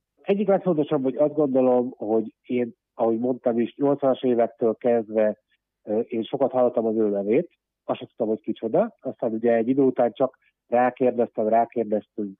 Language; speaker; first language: Hungarian; native; Hungarian